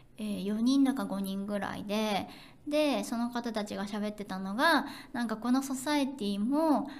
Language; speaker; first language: Japanese; native; Japanese